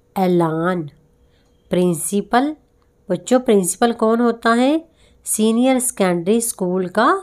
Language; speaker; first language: Hindi; non-native, local second language; Punjabi